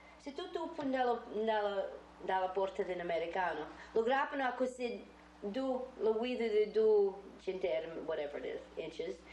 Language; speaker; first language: Italian; early bilingual, heritage; Italian